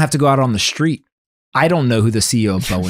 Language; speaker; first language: English; native; English